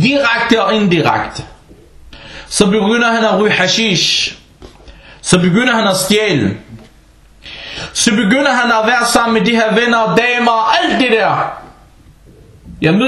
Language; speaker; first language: Danish; non-native, fluent; Arabic